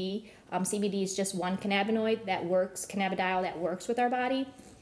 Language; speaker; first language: English; native; English